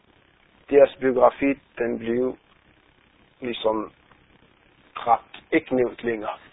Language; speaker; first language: Danish; non-native, fluent; Arabic